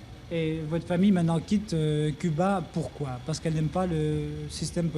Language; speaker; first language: French; native; French